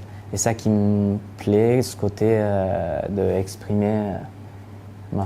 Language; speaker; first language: French; non-native, fluent; Japanese